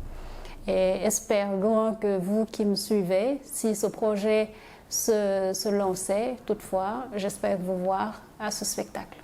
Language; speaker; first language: French; non-native, local second language; Wolof